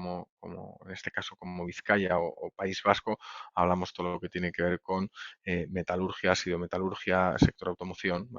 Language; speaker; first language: Spanish; native; Spanish